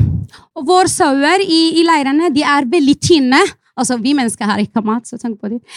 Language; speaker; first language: Norwegian; non-native, fluent; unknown